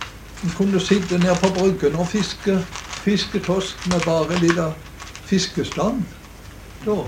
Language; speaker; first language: Norwegian; native; Norwegian